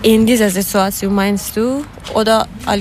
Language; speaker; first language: German; non-native, learner; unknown